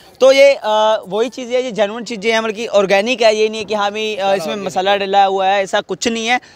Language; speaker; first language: Hindi; native; Hindi